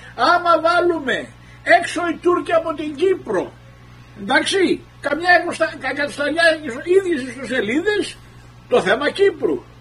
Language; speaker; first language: Greek; early bilingual, heritage; Greek